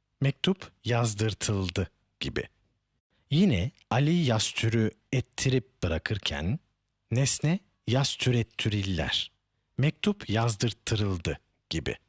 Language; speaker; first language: Turkish; native; Turkish